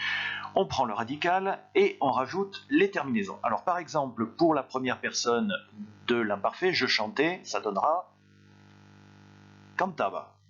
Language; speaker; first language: French; native; French